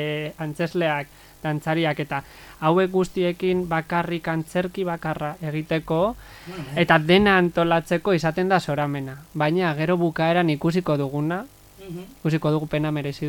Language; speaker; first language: Basque; native; Basque